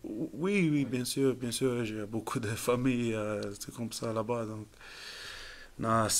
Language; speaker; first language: French; non-native, fluent; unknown